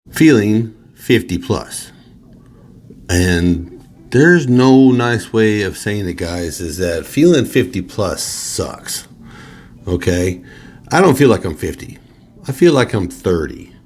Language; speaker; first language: English; native; English